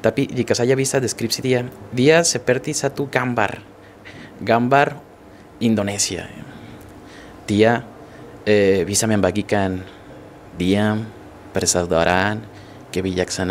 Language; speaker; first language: Indonesian; non-native, fluent; Spanish